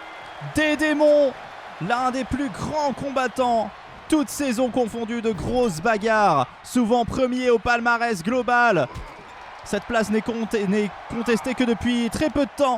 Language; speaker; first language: French; native; French